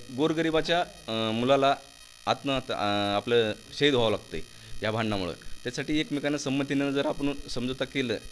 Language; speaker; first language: Marathi; non-native, local second language; Lambadi